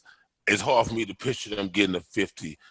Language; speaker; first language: English; native; English